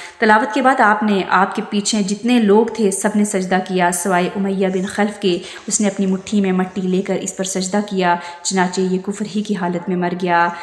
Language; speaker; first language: Urdu; native; Urdu